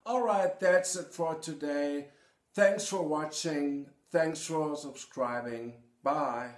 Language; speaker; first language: English; non-native, fluent; German